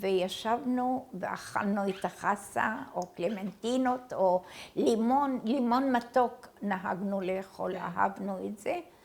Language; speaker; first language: Hebrew; early bilingual, other home language; Arabic